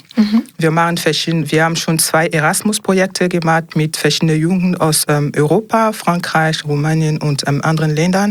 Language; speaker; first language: German; non-native, fluent; French